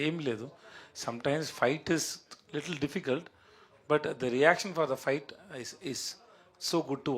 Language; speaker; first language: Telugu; non-native, learner; Tamil